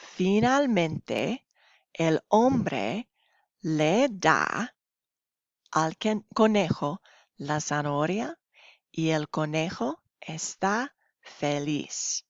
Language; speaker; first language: Spanish; non-native, fluent; English